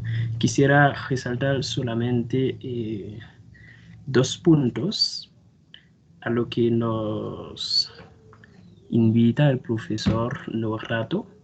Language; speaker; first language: Spanish; non-native, fluent; Haitian Creole